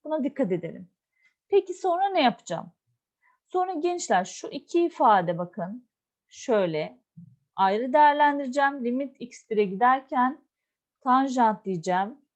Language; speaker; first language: Turkish; native; Turkish